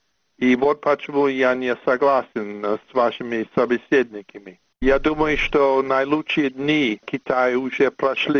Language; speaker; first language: Russian; non-native, fluent; English